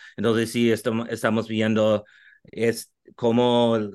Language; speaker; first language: Spanish; non-native, fluent; English